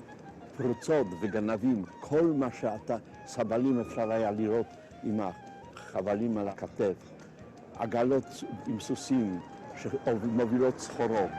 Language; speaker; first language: Hebrew; non-native, fluent; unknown